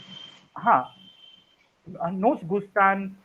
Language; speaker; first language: Spanish; non-native, fluent; Hindi